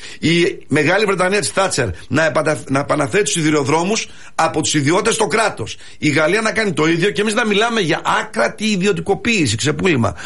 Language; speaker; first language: Greek; early bilingual, heritage; Greek